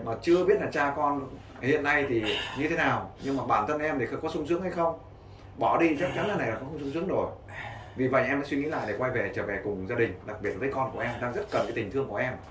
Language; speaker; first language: Vietnamese; native; Vietnamese